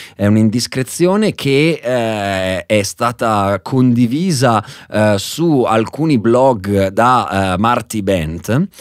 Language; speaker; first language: Italian; native; Italian